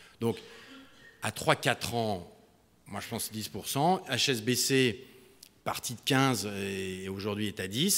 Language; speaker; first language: French; native; French